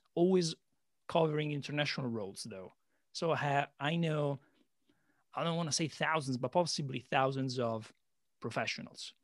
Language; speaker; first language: English; non-native, fluent; Italian